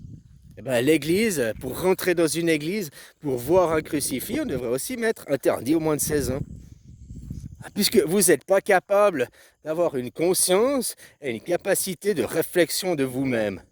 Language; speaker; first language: French; native; French